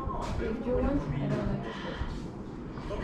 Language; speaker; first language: English; non-native, learner; Spanish